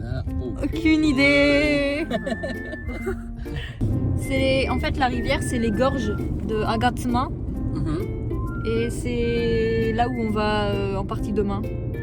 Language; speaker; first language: French; native; French